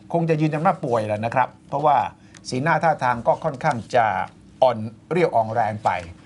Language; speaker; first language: Thai; native; Thai